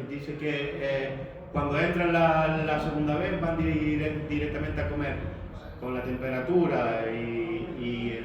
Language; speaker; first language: Spanish; native; Spanish